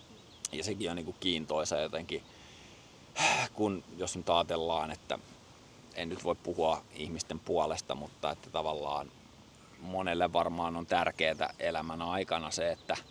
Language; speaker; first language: Finnish; native; Finnish